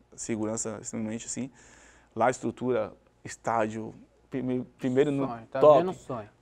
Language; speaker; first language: Portuguese; native; Portuguese